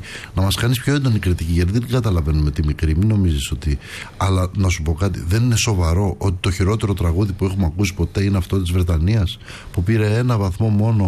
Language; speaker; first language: Greek; native; Greek